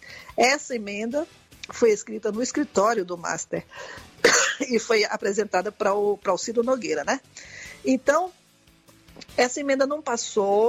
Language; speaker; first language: Portuguese; native; Portuguese